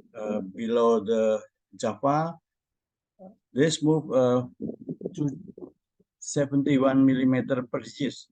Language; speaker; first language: English; non-native, learner; Indonesian